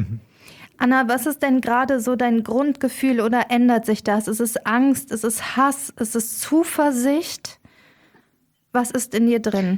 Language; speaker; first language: German; native; German